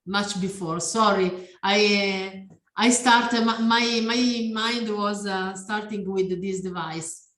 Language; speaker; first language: English; non-native, learner; Italian